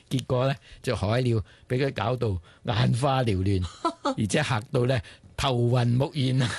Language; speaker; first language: Cantonese; native; Cantonese